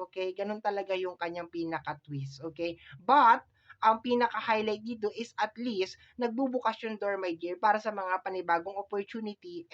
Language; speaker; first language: Filipino; native; Filipino